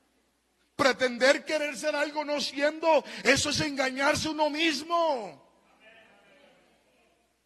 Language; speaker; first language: Spanish; native; Spanish